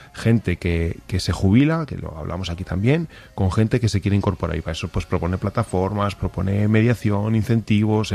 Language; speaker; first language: Spanish; native; Spanish